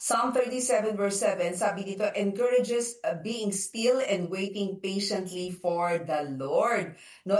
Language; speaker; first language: English; non-native, local second language; Filipino